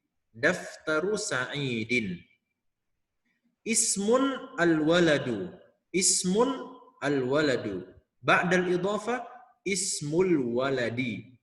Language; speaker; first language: Arabic; non-native, fluent; Indonesian